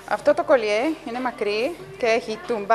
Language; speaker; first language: Greek; non-native, fluent; Spanish